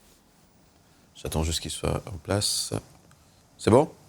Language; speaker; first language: French; native; French